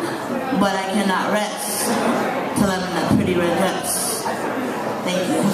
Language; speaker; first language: English; native; English